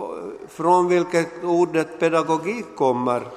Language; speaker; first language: Swedish; non-native, local second language; Finnish